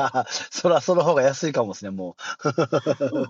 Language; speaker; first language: Japanese; native; Japanese